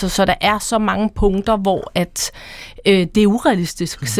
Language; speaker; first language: Danish; native; Danish